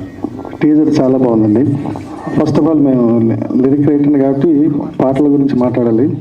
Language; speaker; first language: Telugu; native; Telugu